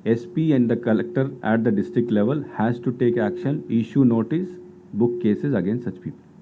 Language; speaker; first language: English; non-native, local second language; Telugu